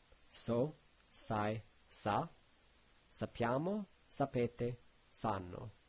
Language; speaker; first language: Italian; non-native, learner; English